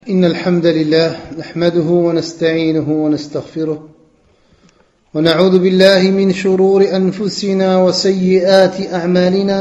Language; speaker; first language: Arabic; non-native, fluent; French